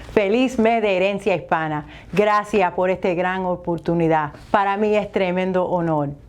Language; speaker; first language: Spanish; early bilingual, other home language; English